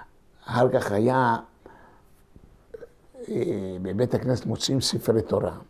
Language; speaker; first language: Hebrew; non-native, local second language; Ladino